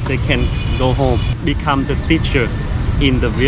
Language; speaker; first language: English; non-native, fluent; Vietnamese